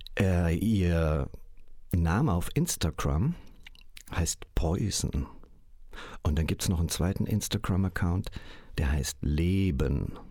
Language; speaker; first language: German; native; German